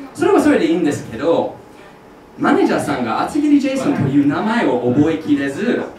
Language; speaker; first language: Japanese; non-native, fluent; English